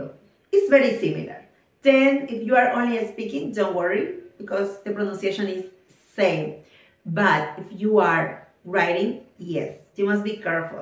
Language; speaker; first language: English; non-native, fluent; Spanish